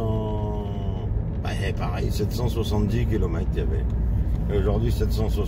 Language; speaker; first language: French; native; French